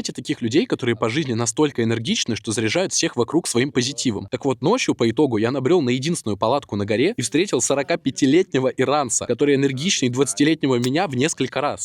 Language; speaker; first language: Russian; native; Russian